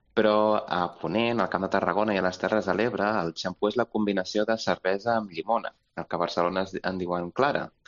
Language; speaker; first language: Catalan; native; Catalan